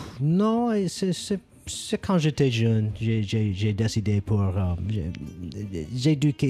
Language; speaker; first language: French; non-native, learner; English